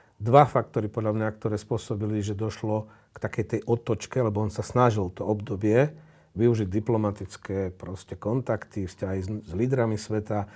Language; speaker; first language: Slovak; native; Slovak